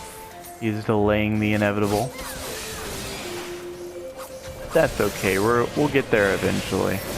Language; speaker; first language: English; native; English